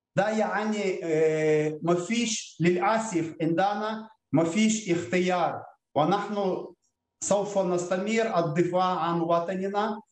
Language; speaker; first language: Arabic; non-native, fluent; Ukrainian